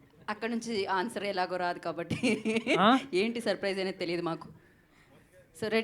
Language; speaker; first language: Telugu; native; Telugu